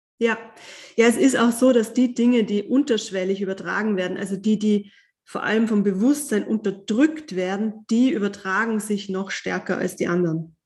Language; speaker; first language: German; native; German